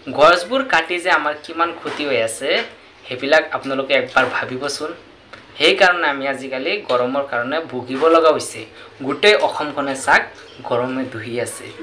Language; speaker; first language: Assamese; native; Assamese